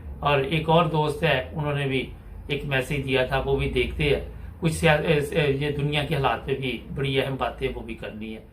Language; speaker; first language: Urdu; native; Urdu